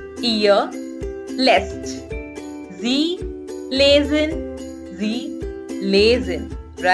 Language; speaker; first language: German; non-native, fluent; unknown